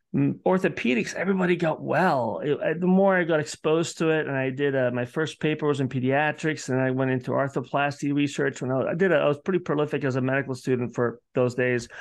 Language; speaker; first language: English; early bilingual, other home language; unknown